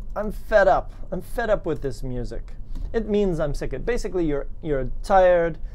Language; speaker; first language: English; native; English